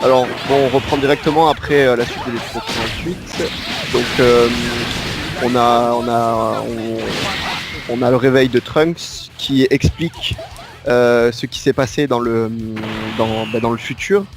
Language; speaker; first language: French; native; French